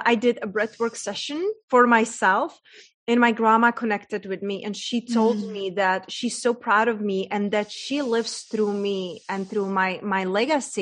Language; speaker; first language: English; non-native, fluent; Czech